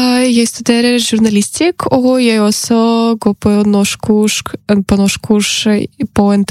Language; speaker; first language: Norwegian; non-native, learner; Ukrainian